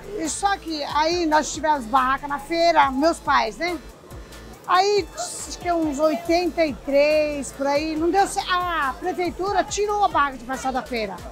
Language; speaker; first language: Portuguese; early bilingual, other home language; Japanese